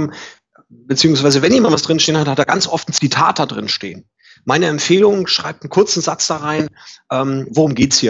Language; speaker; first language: German; native; German